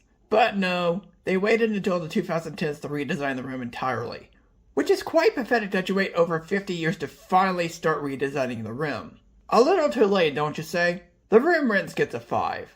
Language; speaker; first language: English; native; English